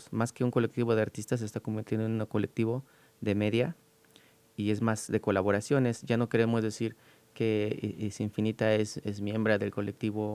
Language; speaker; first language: Spanish; native; Spanish